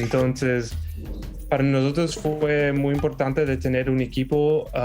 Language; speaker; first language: Spanish; non-native, fluent; English